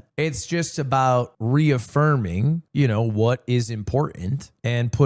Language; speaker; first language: English; native; English